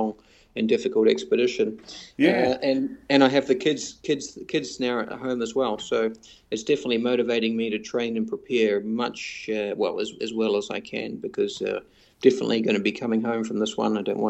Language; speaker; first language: English; native; English